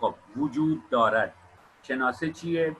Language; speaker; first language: Persian; non-native, fluent; Urdu